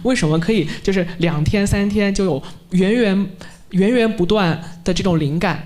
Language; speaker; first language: Chinese; native; Chinese